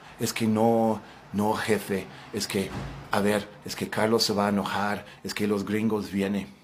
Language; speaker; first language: Spanish; non-native, fluent; English